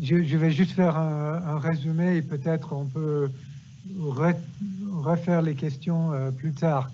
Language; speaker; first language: French; non-native, fluent; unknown